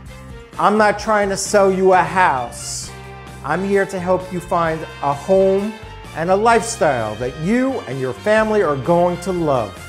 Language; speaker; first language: English; native; English